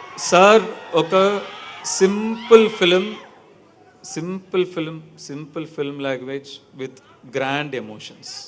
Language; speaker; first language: Telugu; non-native, learner; Tamil